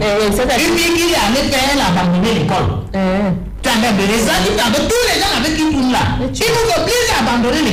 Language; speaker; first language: French; native; French